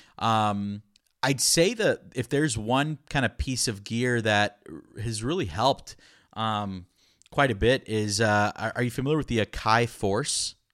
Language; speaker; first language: English; early bilingual, other home language; Spanish